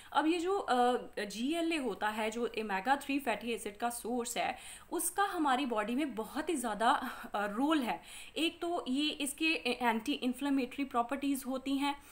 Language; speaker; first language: Hindi; non-native, local second language; Punjabi